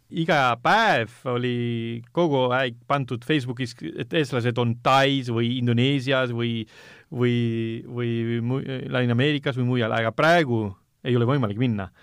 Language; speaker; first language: Estonian; non-native, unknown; Spanish